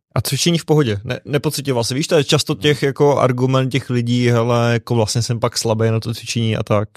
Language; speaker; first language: Czech; native; Czech